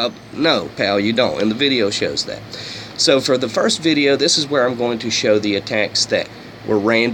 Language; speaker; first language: English; native; English